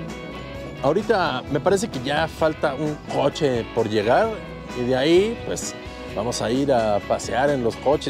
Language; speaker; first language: Spanish; native; Spanish